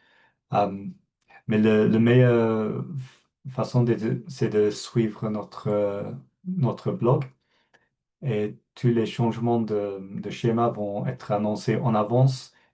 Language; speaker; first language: French; non-native, fluent; English